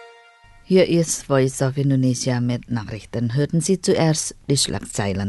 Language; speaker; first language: German; non-native, fluent; Indonesian